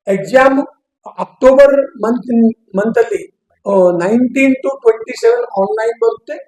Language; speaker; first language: Kannada; non-native, learner; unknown